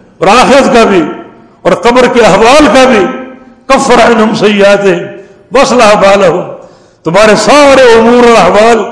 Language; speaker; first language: Urdu; native; Urdu